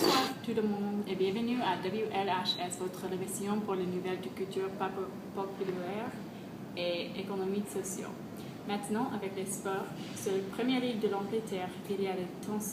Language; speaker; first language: French; non-native, learner; English